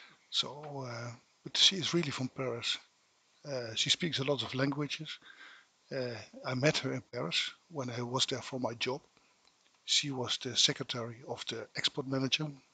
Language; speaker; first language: English; non-native, fluent; Dutch